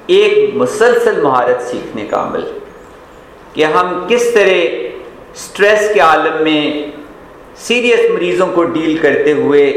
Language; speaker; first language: Urdu; non-native, local second language; Punjabi